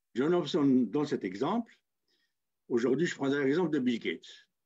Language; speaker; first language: French; non-native, local second language; Kabyle